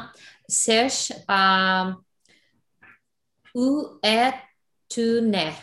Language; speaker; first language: French; non-native, learner; Russian